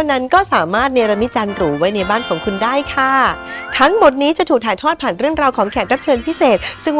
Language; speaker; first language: Thai; native; Thai